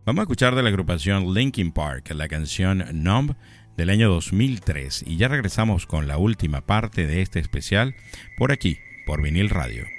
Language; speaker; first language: Spanish; native; Spanish